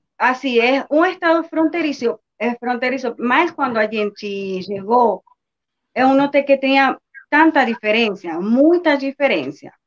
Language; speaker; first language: Portuguese; non-native, learner; Spanish